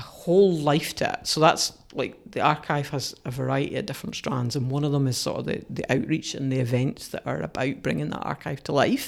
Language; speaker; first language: English; native; English